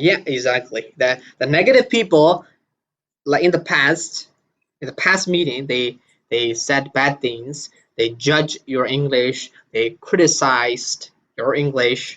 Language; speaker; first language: English; non-native, fluent; Burmese